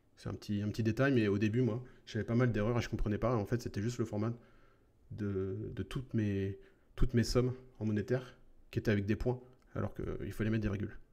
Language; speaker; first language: French; native; French